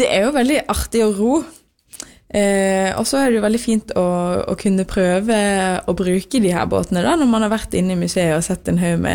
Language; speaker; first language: Norwegian; native; Norwegian